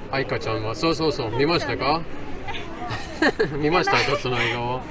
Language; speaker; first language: Japanese; non-native, learner; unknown